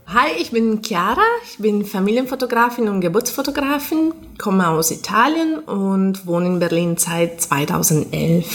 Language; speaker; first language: German; non-native, fluent; Italian